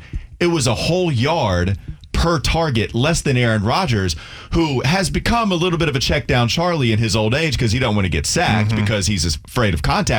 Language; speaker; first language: English; native; English